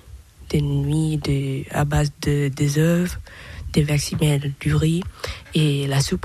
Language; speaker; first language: French; non-native, learner; Thai